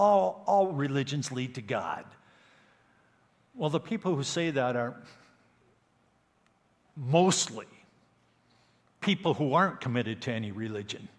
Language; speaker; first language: English; native; English